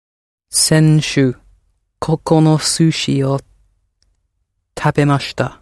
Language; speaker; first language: Japanese; non-native, learner; English